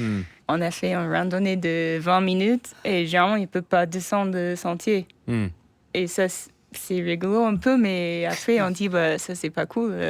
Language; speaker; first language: French; non-native, fluent; English